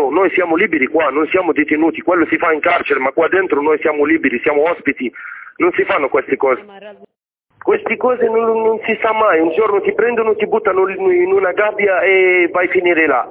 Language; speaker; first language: Italian; non-native, fluent; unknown